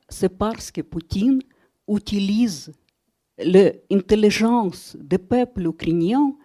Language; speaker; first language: French; non-native, fluent; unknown